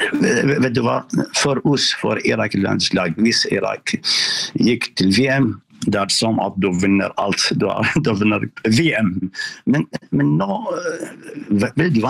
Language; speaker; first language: Norwegian; non-native, learner; Arabic